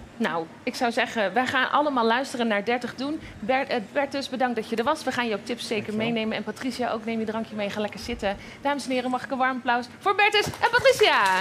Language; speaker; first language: Dutch; native; Dutch